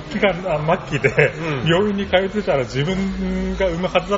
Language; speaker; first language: Japanese; native; Japanese